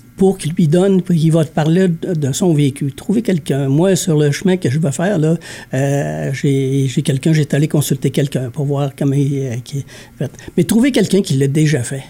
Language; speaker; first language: French; native; French